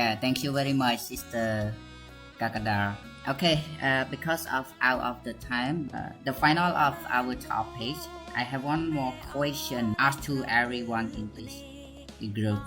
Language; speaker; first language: English; non-native, learner; Khmer